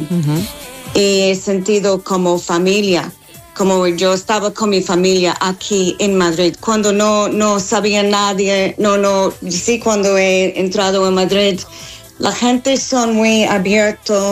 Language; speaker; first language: Spanish; non-native, fluent; English